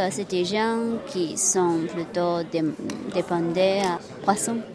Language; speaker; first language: French; non-native, learner; Japanese